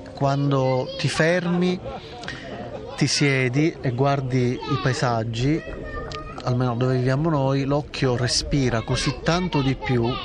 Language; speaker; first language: Italian; native; Italian